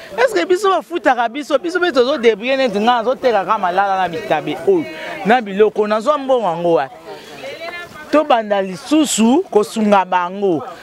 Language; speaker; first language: Lingala; native; Lingala